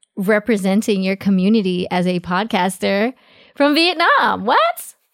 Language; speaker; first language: English; early bilingual, other home language; Spanish